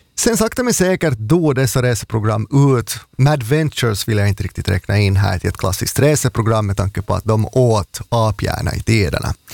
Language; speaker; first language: Swedish; native; Swedish